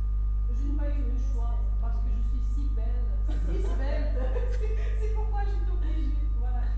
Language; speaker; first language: French; non-native, fluent; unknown